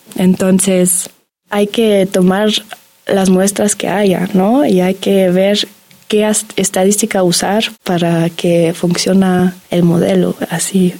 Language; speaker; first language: Spanish; non-native, fluent; German